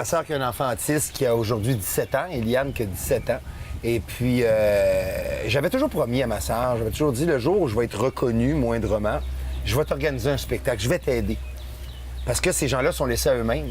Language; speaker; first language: French; native; French